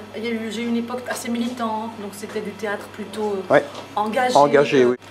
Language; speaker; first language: French; native; French